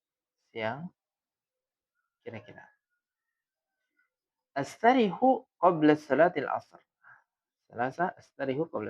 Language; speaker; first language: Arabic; non-native, fluent; Indonesian